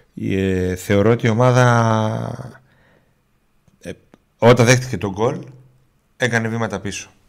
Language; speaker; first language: Greek; early bilingual, heritage; Greek